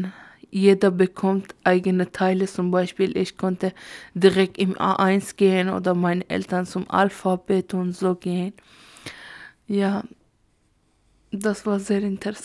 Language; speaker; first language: German; non-native, learner; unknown